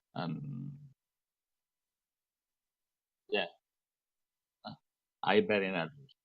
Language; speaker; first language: English; non-native, learner; Catalan